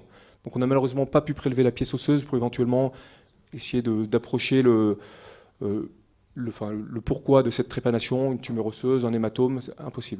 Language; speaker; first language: French; native; French